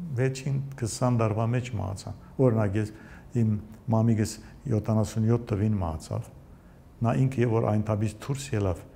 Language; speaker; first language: Armenian; early bilingual, heritage; Armenian